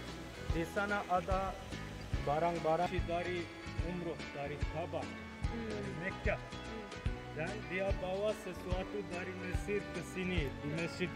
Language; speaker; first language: Indonesian; non-native, fluent; Turkish